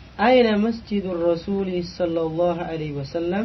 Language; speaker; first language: Arabic; non-native, learner; Indonesian